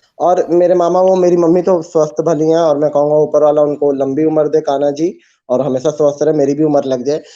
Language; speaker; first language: Hindi; native; Hindi